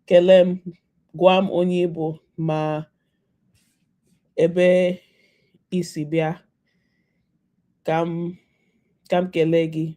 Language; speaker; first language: Igbo; non-native, learner; English